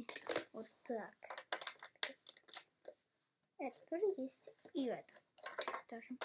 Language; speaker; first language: Russian; early bilingual, heritage; Russian